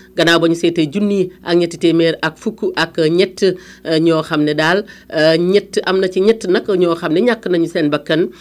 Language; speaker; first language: Wolof; native; Wolof